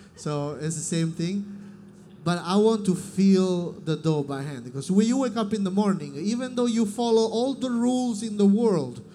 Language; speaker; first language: English; non-native, fluent; Italian